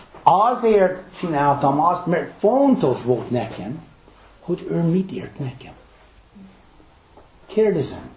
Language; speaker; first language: Hungarian; non-native, fluent; English